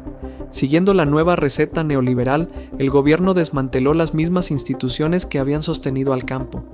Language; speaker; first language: Spanish; native; Spanish